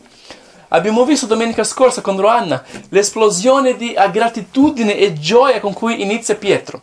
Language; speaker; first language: Italian; non-native, fluent; Portuguese